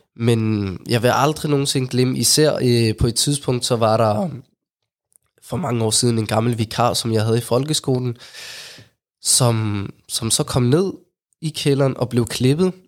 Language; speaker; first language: Danish; early bilingual, other home language; Somali